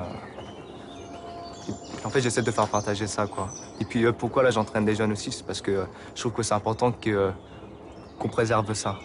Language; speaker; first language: French; native; French